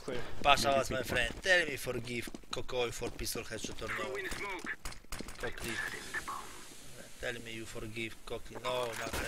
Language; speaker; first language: English; non-native, learner; Polish